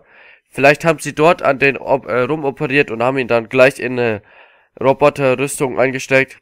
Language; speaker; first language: German; native; German